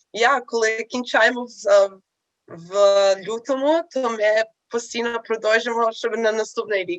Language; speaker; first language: Ukrainian; early bilingual, heritage; Ukrainian